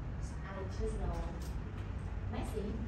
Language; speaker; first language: English; non-native, learner; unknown